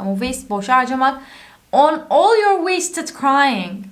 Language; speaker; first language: English; non-native, fluent; Turkish